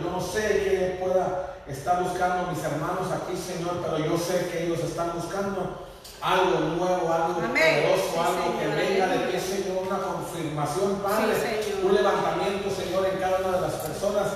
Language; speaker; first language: Spanish; native; Spanish